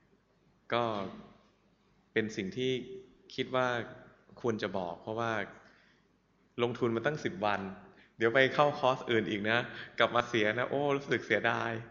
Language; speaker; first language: Thai; native; Thai